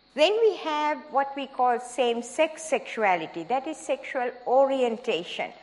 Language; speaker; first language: English; non-native, local second language; Sinhala